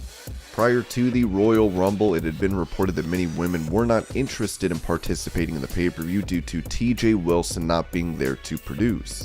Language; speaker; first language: English; native; English